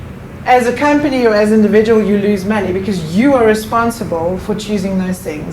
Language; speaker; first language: English; native; English